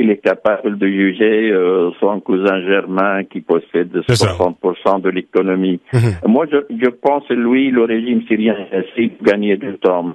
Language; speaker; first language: French; non-native, fluent; Arabic